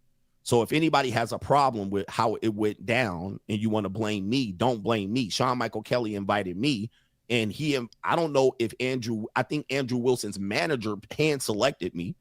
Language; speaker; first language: English; native; English